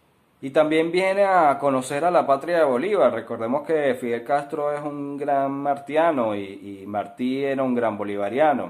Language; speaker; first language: Spanish; native; Spanish